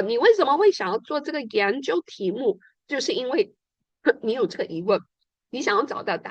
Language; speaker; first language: Chinese; native; Chinese